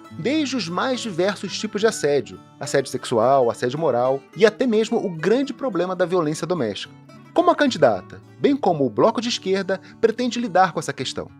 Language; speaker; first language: Portuguese; native; Portuguese